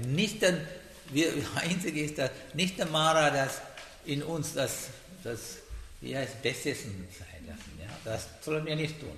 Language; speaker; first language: German; non-native, learner; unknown